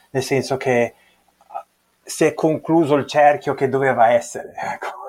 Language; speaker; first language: Italian; early bilingual, heritage; Italian